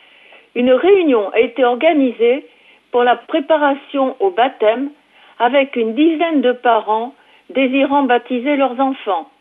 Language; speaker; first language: French; native; French